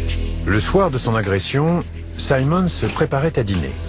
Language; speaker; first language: French; native; French